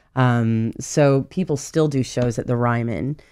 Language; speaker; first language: English; native; English